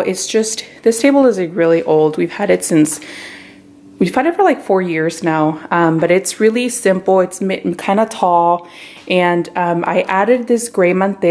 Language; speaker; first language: English; early bilingual, other home language; Spanish